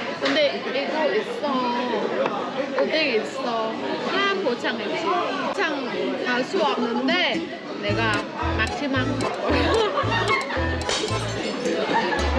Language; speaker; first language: Korean; non-native, learner; Vietnamese